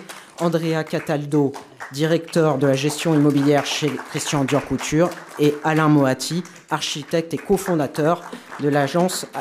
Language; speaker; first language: French; native; French